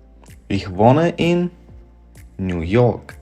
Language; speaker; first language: German; non-native, fluent; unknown